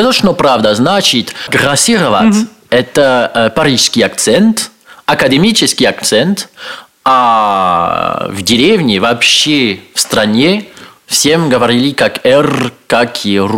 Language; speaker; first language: Russian; non-native, learner; French